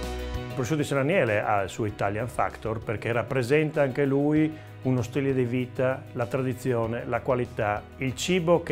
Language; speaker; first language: Italian; native; Italian